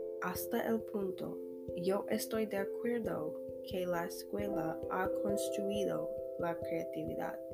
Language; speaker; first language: Spanish; non-native, learner; English